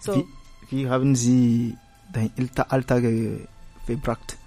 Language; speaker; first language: German; non-native, learner; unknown